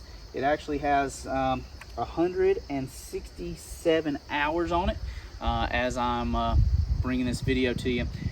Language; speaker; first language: English; native; English